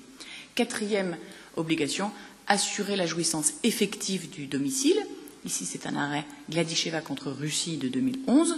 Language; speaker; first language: French; native; French